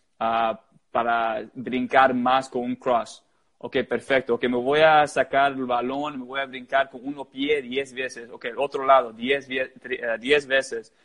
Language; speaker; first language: Spanish; early bilingual, heritage; Spanish